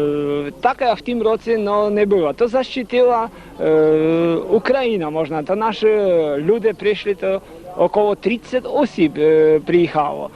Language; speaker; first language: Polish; non-native, local second language; Rusyn